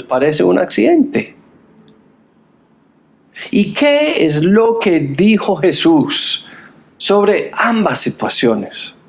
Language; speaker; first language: Spanish; non-native, fluent; English